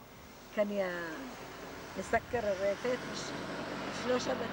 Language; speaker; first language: Hebrew; non-native, fluent; Arabic